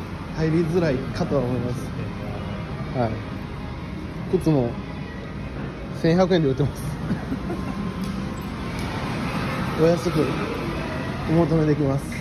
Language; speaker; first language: Japanese; native; Japanese